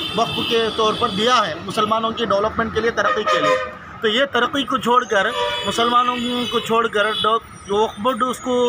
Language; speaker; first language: Urdu; native; Urdu